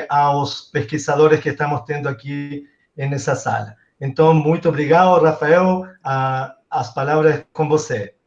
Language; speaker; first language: Portuguese; non-native, fluent; Spanish